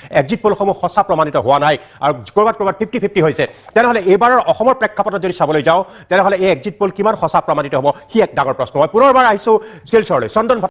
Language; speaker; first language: Assamese; native; Assamese